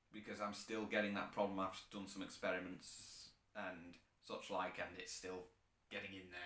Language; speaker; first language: English; native; English